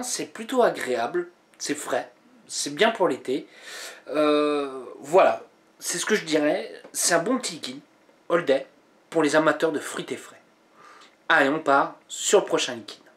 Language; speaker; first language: French; native; French